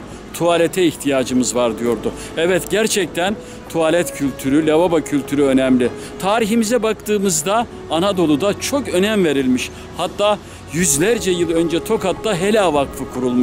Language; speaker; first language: Turkish; native; Turkish